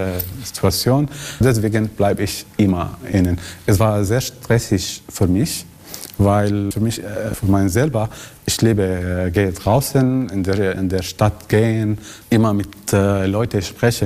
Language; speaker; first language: German; non-native, learner; Arabic